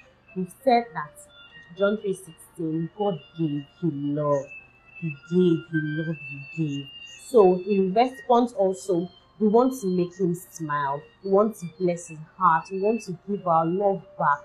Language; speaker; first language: English; non-native, local second language; Yoruba